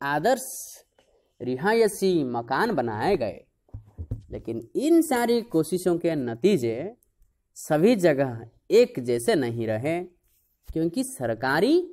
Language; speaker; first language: Hindi; non-native, local second language; Odia